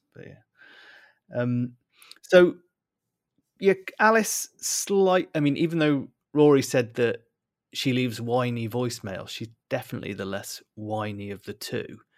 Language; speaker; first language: English; native; English